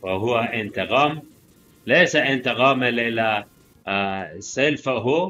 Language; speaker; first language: Arabic; non-native, learner; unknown